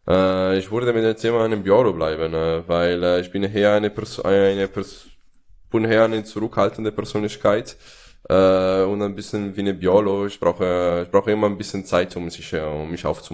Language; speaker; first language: German; non-native, fluent; Italian